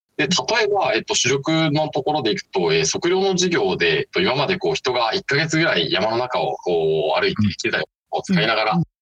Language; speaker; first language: Japanese; native; Japanese